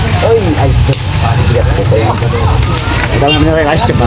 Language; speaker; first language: Filipino; native; Filipino